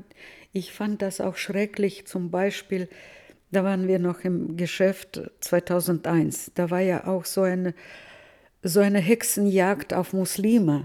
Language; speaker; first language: German; early bilingual, heritage; Russian